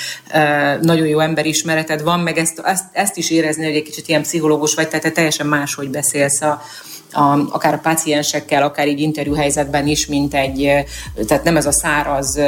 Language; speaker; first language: Hungarian; native; Hungarian